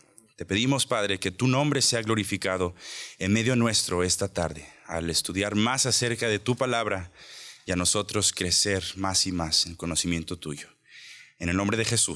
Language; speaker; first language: Spanish; native; Spanish